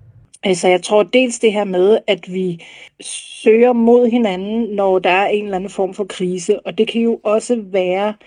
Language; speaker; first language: Danish; native; Danish